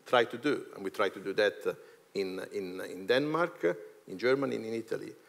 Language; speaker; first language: English; non-native, fluent; Italian